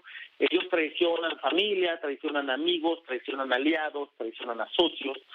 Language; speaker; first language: Spanish; native; Spanish